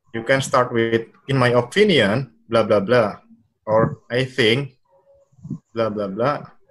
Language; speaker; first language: English; non-native, fluent; Indonesian